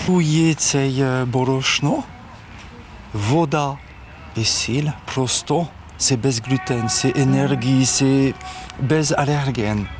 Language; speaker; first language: Ukrainian; non-native, learner; French